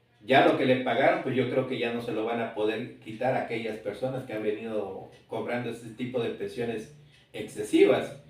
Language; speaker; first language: Spanish; native; Spanish